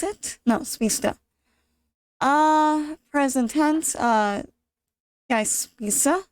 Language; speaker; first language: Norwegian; non-native, learner; English